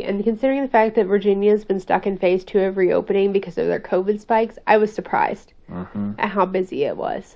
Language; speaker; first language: English; native; English